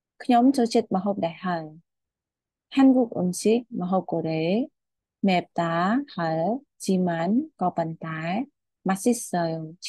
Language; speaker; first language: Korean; non-native, fluent; Khmer